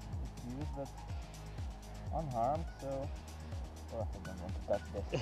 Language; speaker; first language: English; non-native, learner; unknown